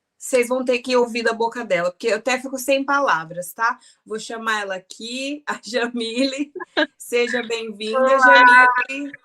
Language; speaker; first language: Portuguese; native; Portuguese